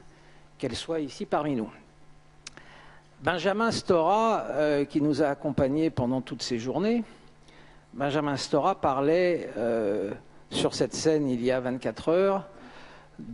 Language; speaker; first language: French; native; French